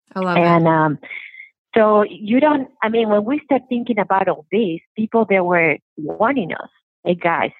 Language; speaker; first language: English; non-native, fluent; Spanish